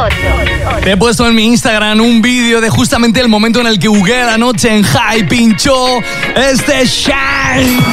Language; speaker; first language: Spanish; native; Spanish